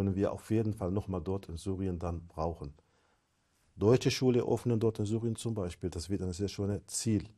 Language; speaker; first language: German; non-native, fluent; Arabic